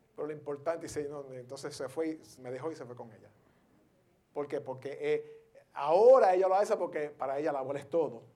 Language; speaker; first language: Spanish; early bilingual, heritage; Spanish